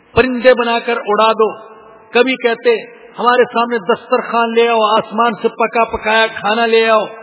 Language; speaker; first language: Urdu; non-native, local second language; Punjabi